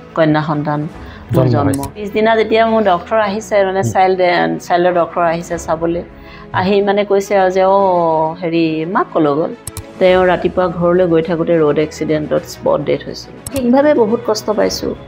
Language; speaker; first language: Assamese; native; Assamese